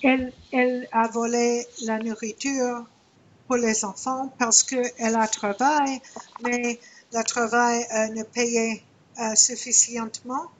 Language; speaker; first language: French; non-native, learner; English